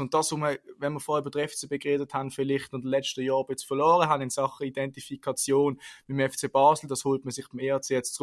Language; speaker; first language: German; native; German